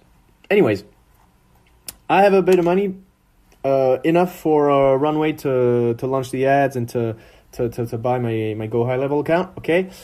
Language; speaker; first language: English; non-native, fluent; French